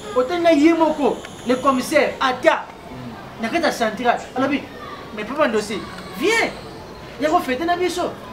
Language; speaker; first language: Lingala; native; Lingala